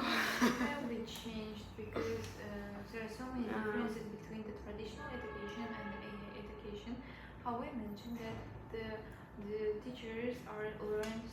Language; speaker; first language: English; non-native, learner; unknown